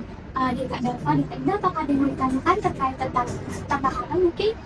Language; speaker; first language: Indonesian; native; Indonesian